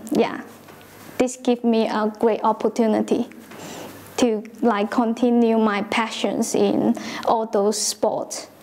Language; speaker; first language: English; non-native, local second language; Cantonese